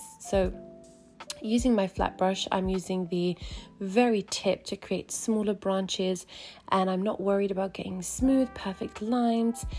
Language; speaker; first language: English; native; English